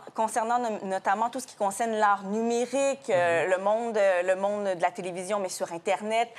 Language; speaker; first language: French; native; French